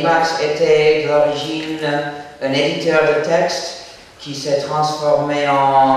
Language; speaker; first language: French; non-native, fluent; English